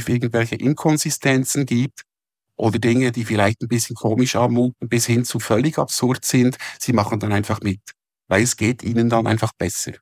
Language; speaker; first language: German; native; German